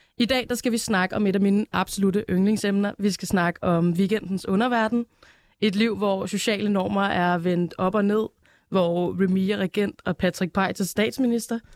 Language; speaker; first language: Danish; native; Danish